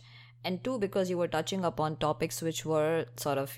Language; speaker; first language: English; non-native, local second language; Hindi